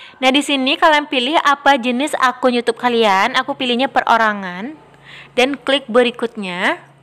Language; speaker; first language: Indonesian; non-native, local second language; Minangkabau